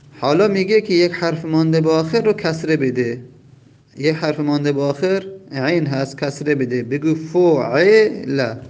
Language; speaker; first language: Persian; non-native, local second language; Azerbaijani